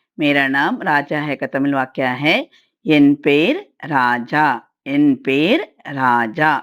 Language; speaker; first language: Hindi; non-native, local second language; Tamil